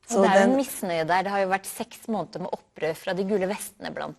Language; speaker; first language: Norwegian; native; Norwegian